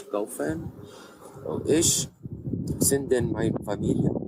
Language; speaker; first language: German; non-native, learner; Arabic